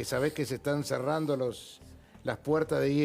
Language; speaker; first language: Spanish; native; Spanish